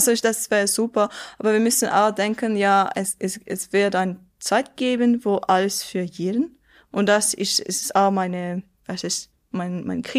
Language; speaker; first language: German; non-native, local second language; French